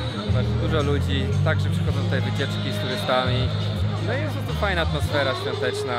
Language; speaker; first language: Polish; native; Polish